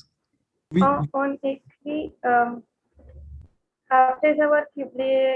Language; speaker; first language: French; non-native, learner; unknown